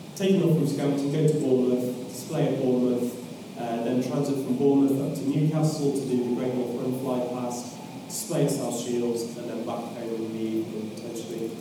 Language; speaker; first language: English; native; English